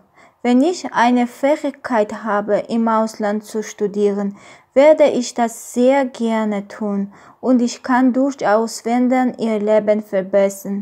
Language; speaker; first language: German; non-native, learner; Armenian